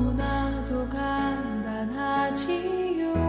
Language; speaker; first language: Korean; native; Korean